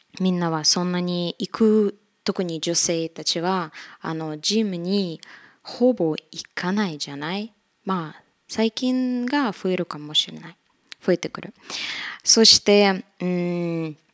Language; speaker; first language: Japanese; non-native, fluent; Russian